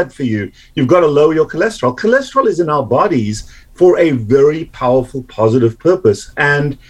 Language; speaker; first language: English; native; English